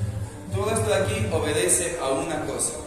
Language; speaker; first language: Spanish; native; Spanish